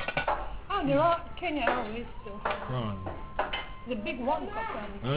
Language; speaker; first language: English; non-native, learner; French